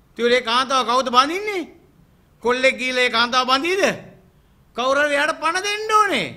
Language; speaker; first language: Sinhala; non-native, local second language; Tamil